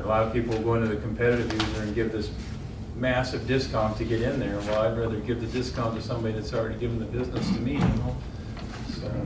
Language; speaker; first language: English; native; English